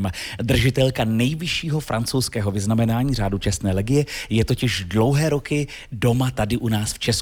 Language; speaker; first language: Czech; native; Czech